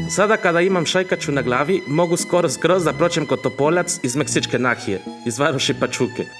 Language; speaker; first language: Serbian; non-native, fluent; Spanish